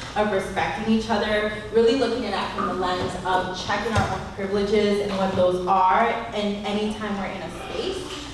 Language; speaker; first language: English; native; English